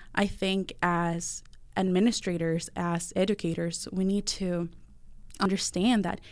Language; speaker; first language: English; early bilingual, other home language; Spanish